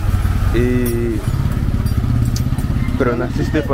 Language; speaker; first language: Spanish; non-native, learner; English